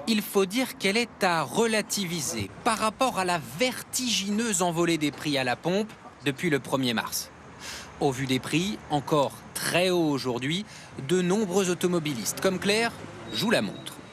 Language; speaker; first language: French; native; French